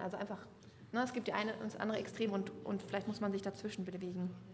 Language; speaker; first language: German; native; German